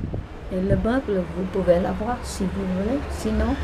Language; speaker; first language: French; non-native, fluent; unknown